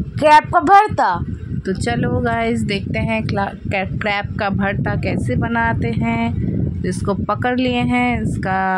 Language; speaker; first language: Hindi; non-native, local second language; Bangla